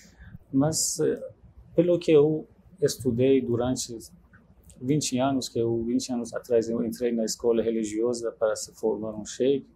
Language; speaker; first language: Portuguese; non-native, learner; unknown